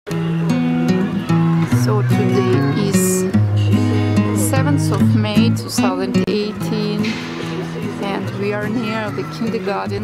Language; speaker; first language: English; non-native, learner; Russian